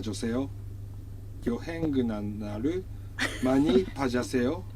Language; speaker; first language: Korean; non-native, learner; Japanese